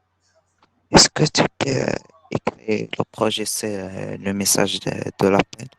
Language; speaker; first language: French; non-native, learner; Arabic